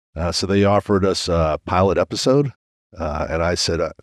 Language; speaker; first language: English; native; English